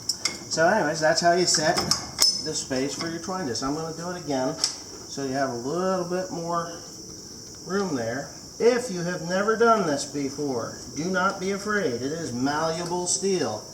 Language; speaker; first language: English; native; English